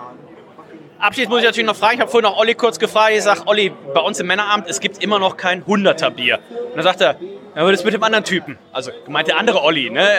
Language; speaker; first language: German; native; German